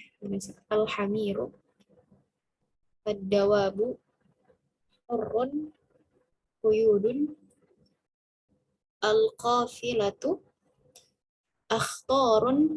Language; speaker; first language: Arabic; non-native, learner; Indonesian